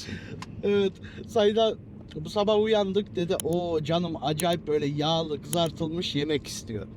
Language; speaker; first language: Turkish; early bilingual, heritage; Turkish